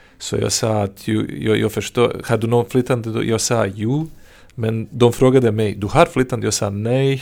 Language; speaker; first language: Swedish; non-native, learner; Serbian